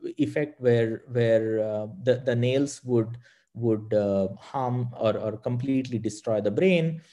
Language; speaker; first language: English; non-native, local second language; Marathi